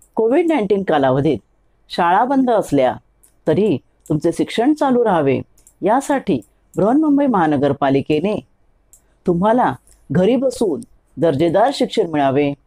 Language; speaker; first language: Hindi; non-native, local second language; Marathi